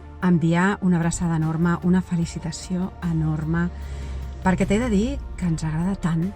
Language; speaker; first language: Catalan; native; Catalan